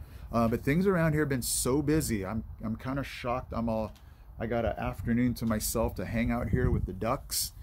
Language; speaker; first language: English; native; English